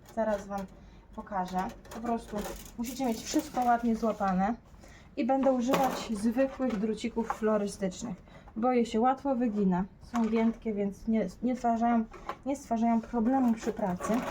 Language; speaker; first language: Polish; native; Polish